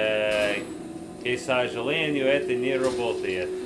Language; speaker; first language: Russian; non-native, learner; English